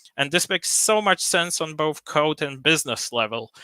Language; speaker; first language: English; non-native, fluent; Polish